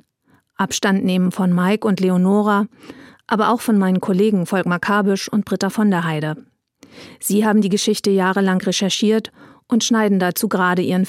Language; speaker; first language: German; native; German